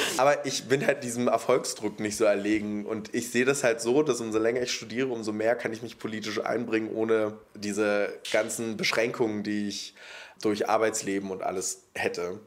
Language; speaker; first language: German; early bilingual, other home language; Polish